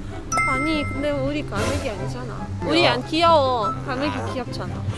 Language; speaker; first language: Korean; non-native, fluent; Russian